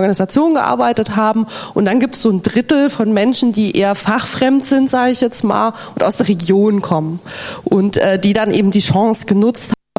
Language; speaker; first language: German; native; German